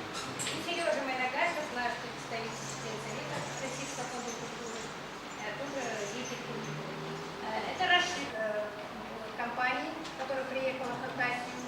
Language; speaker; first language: Russian; native; Russian